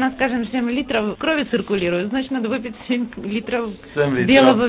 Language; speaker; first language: Russian; native; Russian